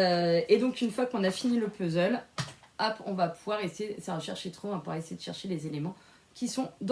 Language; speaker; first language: French; native; French